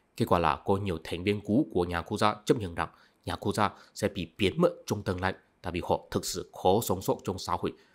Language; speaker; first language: Vietnamese; non-native, fluent; Chinese